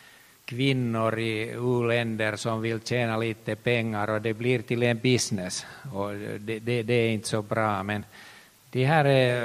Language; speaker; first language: Swedish; non-native, local second language; Finnish